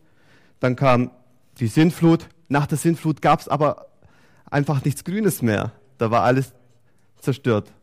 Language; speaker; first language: German; native; German